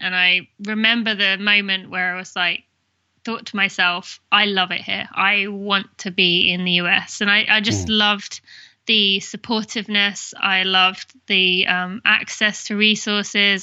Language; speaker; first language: English; native; English